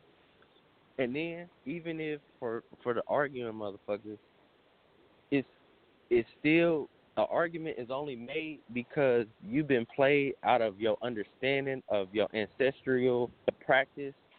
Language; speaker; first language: English; native; English